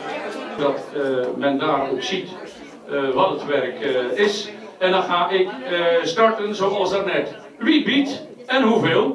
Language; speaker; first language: Dutch; native; Dutch